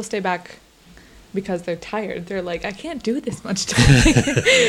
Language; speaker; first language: English; native; English